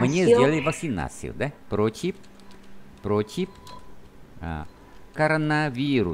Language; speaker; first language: Russian; non-native, fluent; Vietnamese